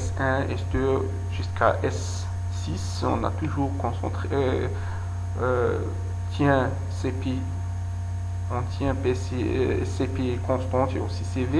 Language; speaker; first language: French; non-native, local second language; Arabic